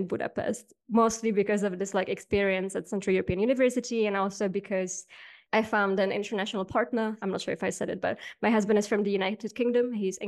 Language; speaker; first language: English; non-native, fluent; Czech